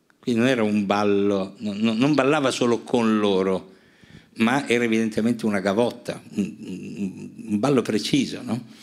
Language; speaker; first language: Italian; native; Italian